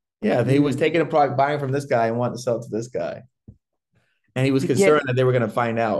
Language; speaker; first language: English; native; English